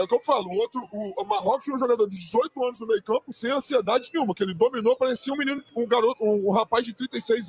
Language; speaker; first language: Portuguese; native; Portuguese